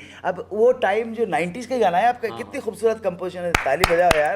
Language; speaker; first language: Hindi; native; Hindi